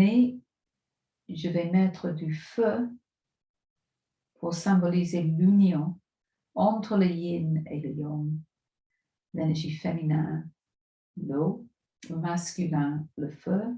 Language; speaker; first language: French; non-native, fluent; English